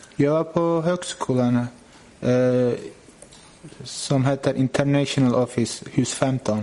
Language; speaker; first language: Swedish; non-native, fluent; Turkish